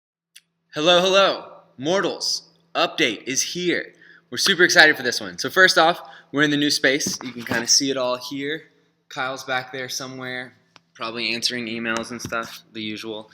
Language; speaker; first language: English; native; English